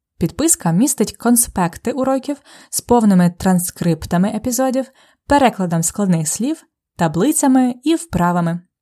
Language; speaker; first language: Ukrainian; native; Ukrainian